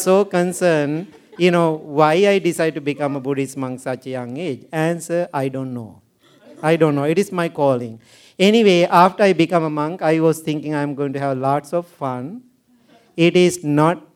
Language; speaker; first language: English; non-native, local second language; Sinhala